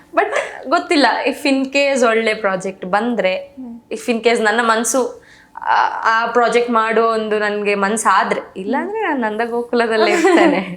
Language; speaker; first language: Kannada; native; Kannada